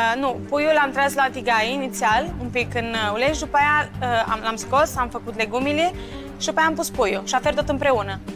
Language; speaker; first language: Romanian; early bilingual, heritage; Romanian